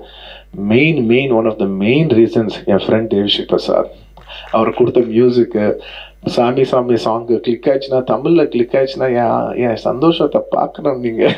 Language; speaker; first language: Tamil; non-native, local second language; Telugu